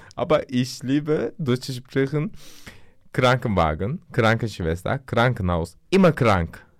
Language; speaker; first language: German; non-native, learner; Turkish